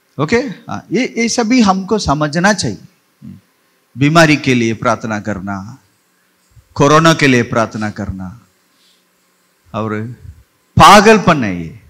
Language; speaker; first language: Hindi; non-native, local second language; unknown